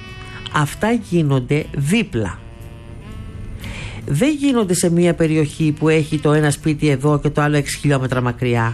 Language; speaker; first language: Greek; native; Greek